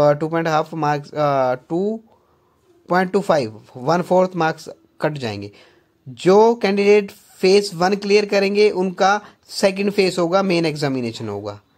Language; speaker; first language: Hindi; non-native, local second language; Punjabi